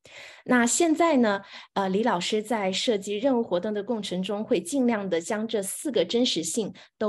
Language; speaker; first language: Chinese; native; Chinese